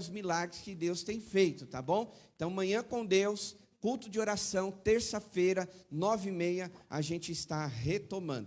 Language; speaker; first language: Portuguese; native; Portuguese